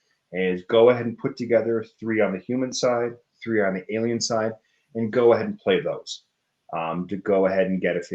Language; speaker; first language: English; native; English